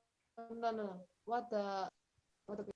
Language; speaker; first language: English; non-native, learner; Indonesian